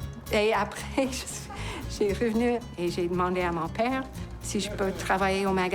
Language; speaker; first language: French; non-native, local second language; English